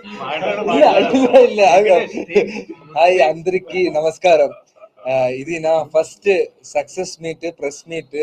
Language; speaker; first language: Telugu; non-native, learner; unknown